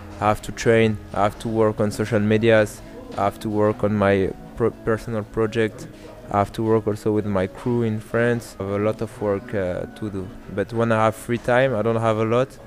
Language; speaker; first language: English; non-native, fluent; French